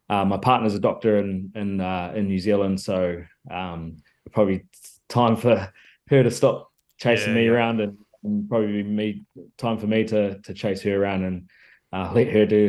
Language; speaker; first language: English; native; English